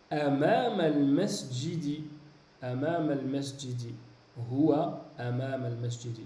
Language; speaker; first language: Arabic; non-native, fluent; French